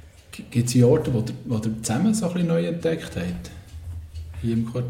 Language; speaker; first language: German; native; German